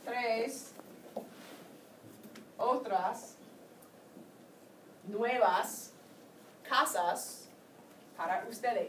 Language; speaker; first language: Spanish; non-native, fluent; English